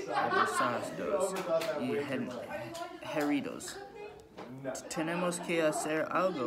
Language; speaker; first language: Spanish; non-native, learner; English